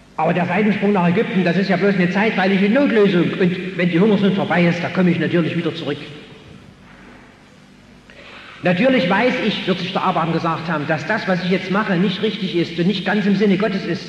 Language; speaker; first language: German; native; German